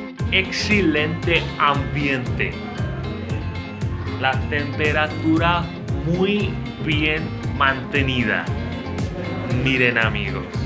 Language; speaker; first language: Spanish; non-native, fluent; Hindi